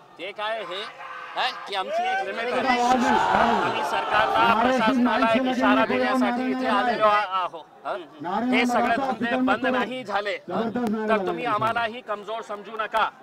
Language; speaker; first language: Marathi; non-native, local second language; Urdu